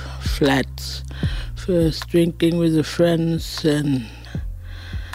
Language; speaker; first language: English; non-native, local second language; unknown